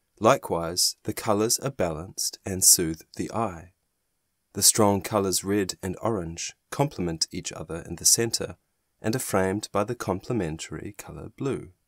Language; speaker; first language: English; non-native, fluent; German